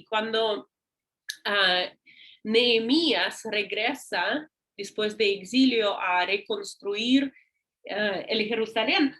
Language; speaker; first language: Spanish; non-native, learner; English